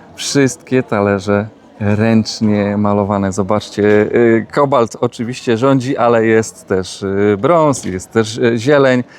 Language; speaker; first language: Polish; native; Polish